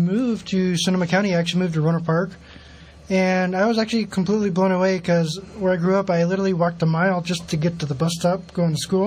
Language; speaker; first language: English; native; English